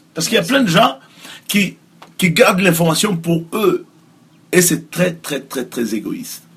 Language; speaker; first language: French; non-native, local second language; Mossi